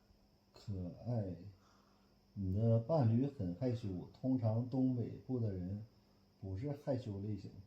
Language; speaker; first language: Chinese; native; Chinese